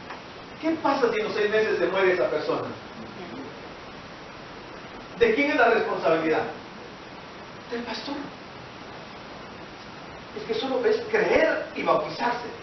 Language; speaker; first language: Spanish; native; Spanish